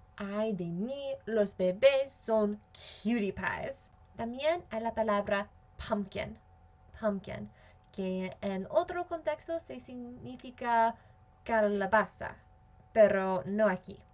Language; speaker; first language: Spanish; non-native, fluent; English